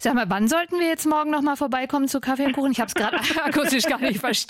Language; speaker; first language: German; native; German